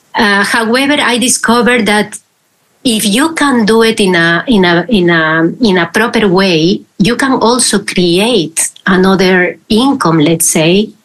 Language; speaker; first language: English; non-native, fluent; Spanish